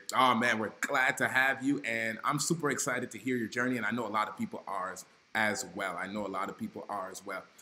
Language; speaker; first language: English; native; English